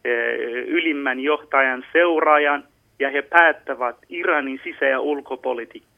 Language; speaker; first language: Finnish; non-native, fluent; Persian